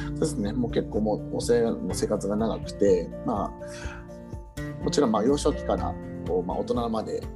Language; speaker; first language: Japanese; early bilingual, heritage; English